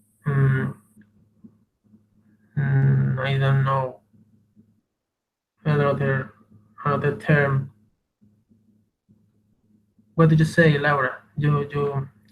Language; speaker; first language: English; non-native, learner; Spanish